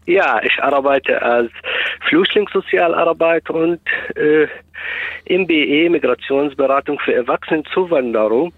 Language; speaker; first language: German; non-native, fluent; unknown